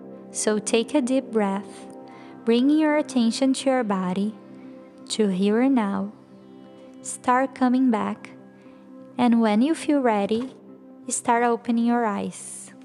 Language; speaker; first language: English; non-native, fluent; Portuguese